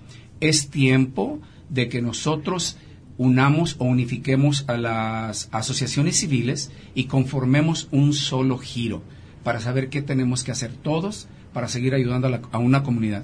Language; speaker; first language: Spanish; native; Spanish